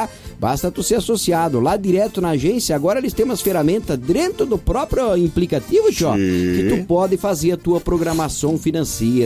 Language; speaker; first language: Portuguese; native; Portuguese